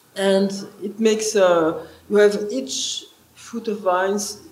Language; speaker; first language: English; non-native, learner; French